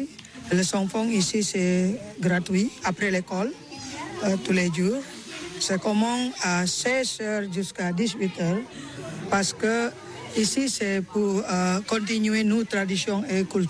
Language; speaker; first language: French; non-native, learner; Balinese